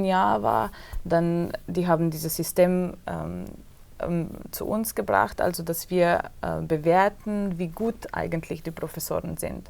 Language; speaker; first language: German; non-native, fluent; Slovenian